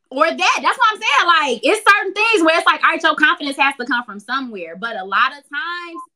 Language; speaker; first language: English; native; English